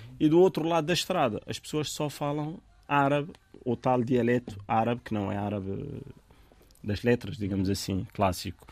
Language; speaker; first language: Portuguese; non-native, fluent; Arabic